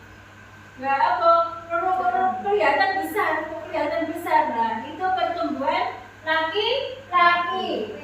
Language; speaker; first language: Indonesian; native; Indonesian